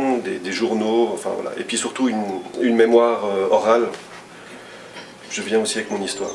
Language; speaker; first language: French; native; French